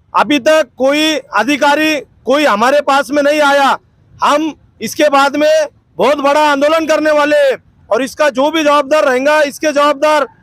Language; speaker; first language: Hindi; non-native, local second language; Urdu